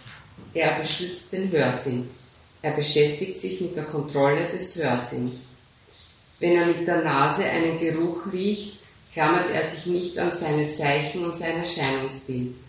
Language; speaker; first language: German; native; German